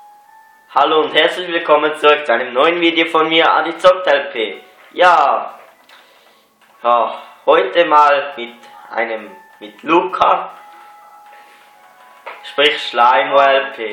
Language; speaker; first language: German; native; German